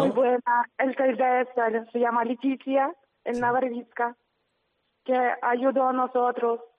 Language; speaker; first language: Spanish; non-native, learner; Ukrainian